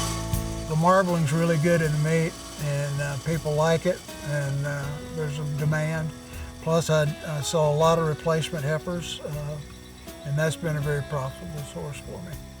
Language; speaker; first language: English; native; English